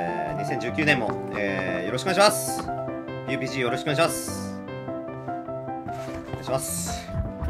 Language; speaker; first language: Japanese; native; Japanese